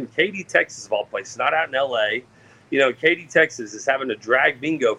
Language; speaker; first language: English; native; English